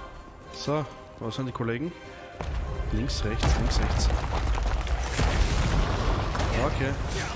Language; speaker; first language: German; native; German